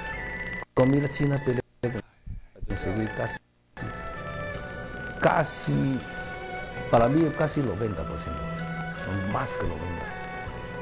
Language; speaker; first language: Spanish; non-native, learner; Cantonese